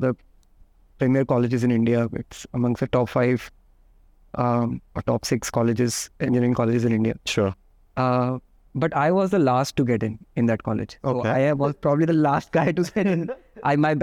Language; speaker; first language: English; non-native, local second language; Hindi